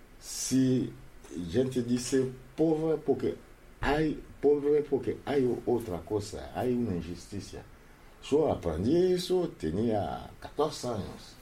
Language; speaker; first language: Spanish; non-native, learner; Lingala